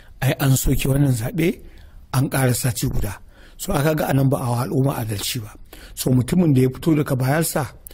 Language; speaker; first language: Hausa; native; Hausa